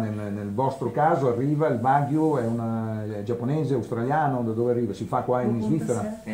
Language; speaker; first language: Italian; native; Italian